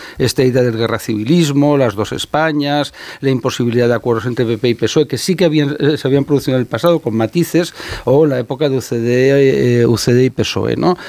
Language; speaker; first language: Spanish; native; Spanish